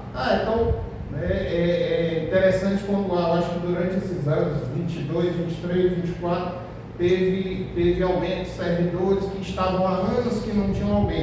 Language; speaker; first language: Portuguese; native; Portuguese